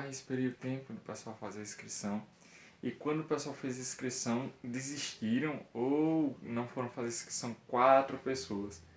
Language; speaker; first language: Portuguese; native; Portuguese